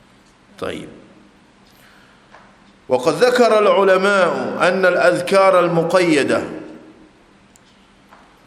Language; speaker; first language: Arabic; non-native, fluent; Indonesian